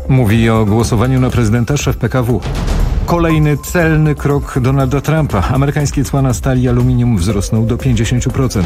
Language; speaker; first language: Polish; native; Polish